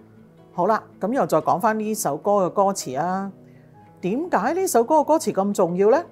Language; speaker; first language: Chinese; native; Chinese